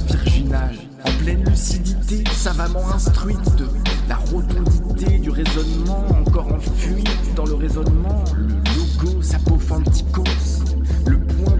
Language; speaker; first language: French; native; French